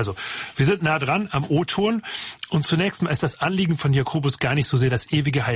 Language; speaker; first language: German; native; German